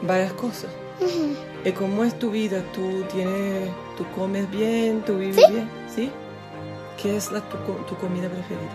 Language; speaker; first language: Spanish; non-native, fluent; Portuguese